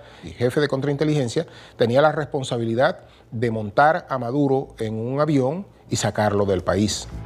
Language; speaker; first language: Spanish; native; Spanish